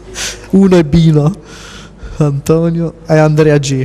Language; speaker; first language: Italian; native; Italian